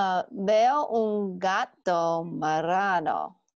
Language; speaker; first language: Spanish; non-native, learner; English